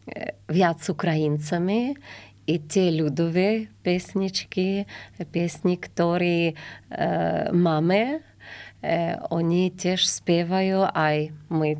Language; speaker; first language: Slovak; non-native, learner; Ukrainian